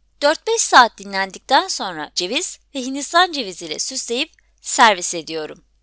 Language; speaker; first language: Turkish; native; Turkish